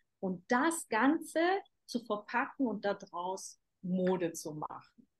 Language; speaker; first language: German; native; German